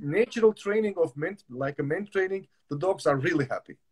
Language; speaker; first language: English; non-native, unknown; Turkish